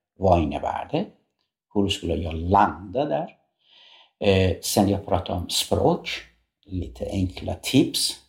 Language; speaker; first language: Swedish; non-native, fluent; Persian